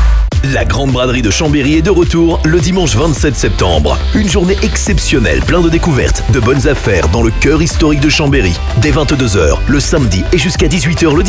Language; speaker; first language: French; native; French